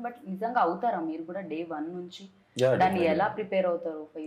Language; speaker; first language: Telugu; native; Telugu